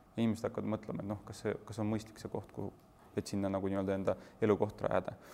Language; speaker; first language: Estonian; non-native, local second language; Russian